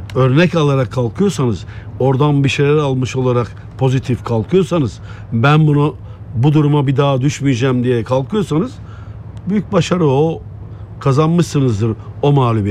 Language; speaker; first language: Turkish; native; Turkish